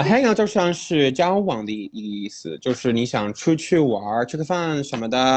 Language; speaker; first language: Chinese; non-native, fluent; English